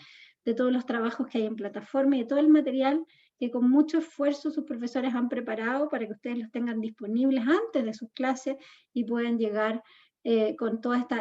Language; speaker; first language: Spanish; native; Spanish